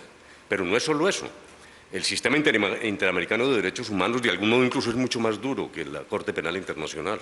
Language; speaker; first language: Spanish; native; Spanish